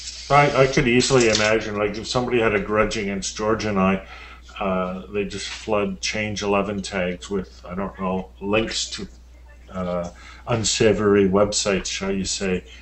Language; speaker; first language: English; native; English